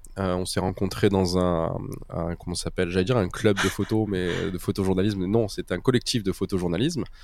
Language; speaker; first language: French; native; French